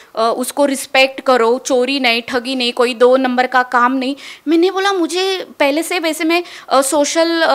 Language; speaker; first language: Hindi; non-native, local second language; Marathi